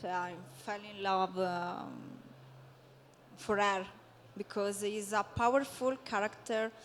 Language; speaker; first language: English; non-native, learner; Italian